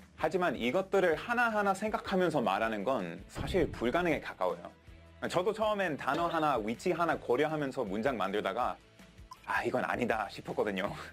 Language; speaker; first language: Korean; non-native, fluent; English